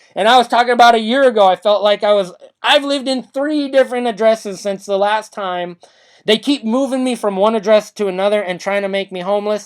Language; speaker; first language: English; native; English